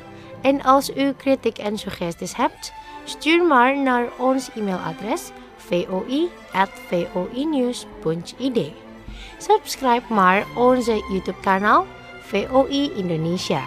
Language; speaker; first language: Dutch; non-native, learner; Indonesian